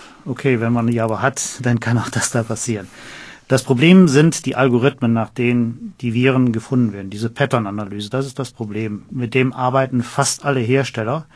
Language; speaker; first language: German; native; German